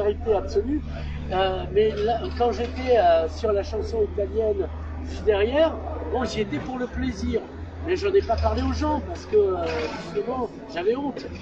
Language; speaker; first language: French; native; French